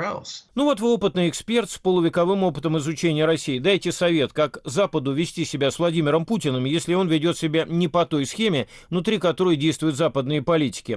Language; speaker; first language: Russian; native; Russian